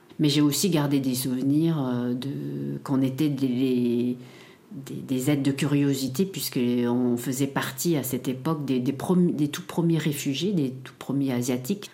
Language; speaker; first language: French; early bilingual, other home language; Khmer